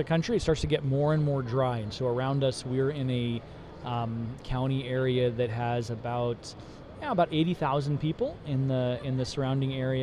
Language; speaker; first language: English; native; English